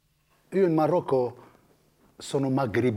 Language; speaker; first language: Italian; non-native, fluent; Arabic